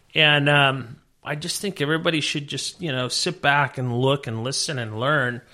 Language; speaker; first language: English; native; English